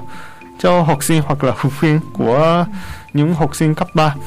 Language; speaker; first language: Vietnamese; non-native, fluent; Japanese